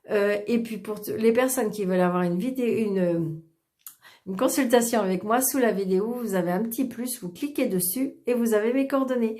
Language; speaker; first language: French; native; French